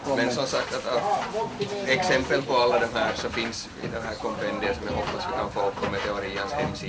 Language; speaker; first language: Swedish; native; Swedish